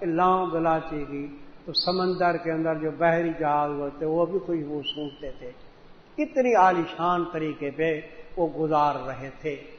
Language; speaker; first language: Urdu; non-native, local second language; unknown